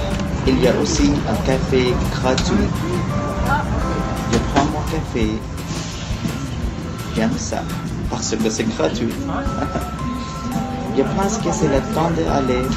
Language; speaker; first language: French; non-native, learner; English